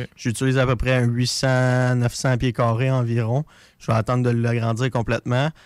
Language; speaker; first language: French; native; French